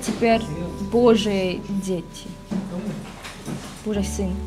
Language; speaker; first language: Russian; non-native, learner; Korean